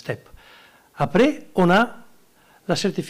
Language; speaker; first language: French; non-native, learner; Italian